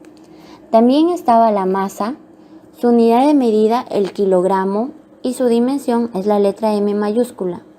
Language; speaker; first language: Spanish; native; Spanish